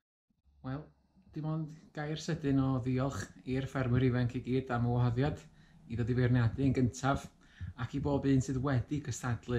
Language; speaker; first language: Welsh; native; Welsh